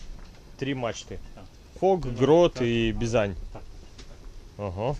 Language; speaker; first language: Russian; native; Russian